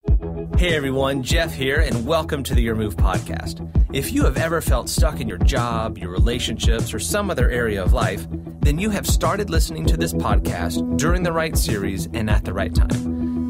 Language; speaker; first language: English; native; English